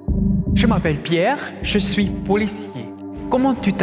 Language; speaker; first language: French; non-native, local second language; German